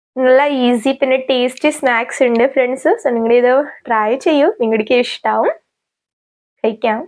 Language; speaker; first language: Malayalam; non-native, local second language; Hindi